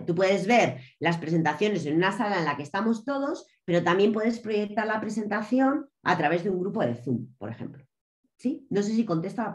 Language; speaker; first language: Spanish; native; Spanish